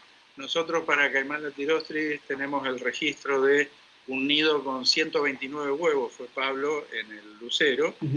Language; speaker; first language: Spanish; native; Spanish